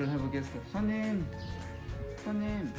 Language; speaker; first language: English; non-native, learner; Korean